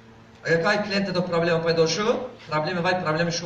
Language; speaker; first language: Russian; non-native, fluent; Tajik